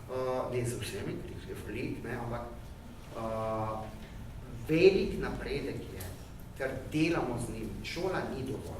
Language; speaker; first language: Slovenian; early bilingual, heritage; Arabic